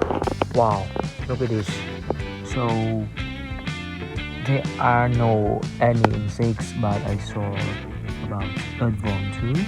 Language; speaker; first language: English; non-native, learner; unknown